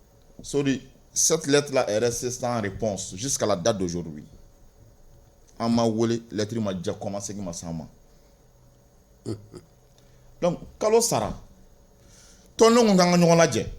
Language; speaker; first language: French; non-native, local second language; Bambara